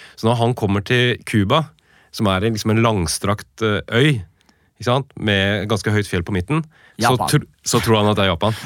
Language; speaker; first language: Norwegian; native; Norwegian